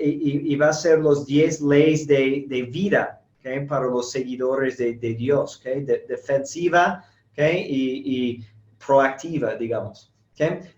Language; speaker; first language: Spanish; non-native, fluent; English